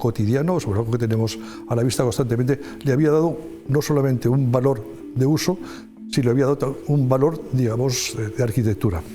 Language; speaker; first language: Spanish; native; Spanish